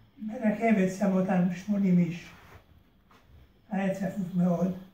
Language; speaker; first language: Hebrew; early bilingual, other home language; Hungarian